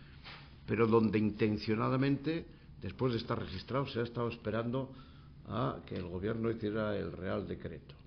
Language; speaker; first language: Spanish; native; Spanish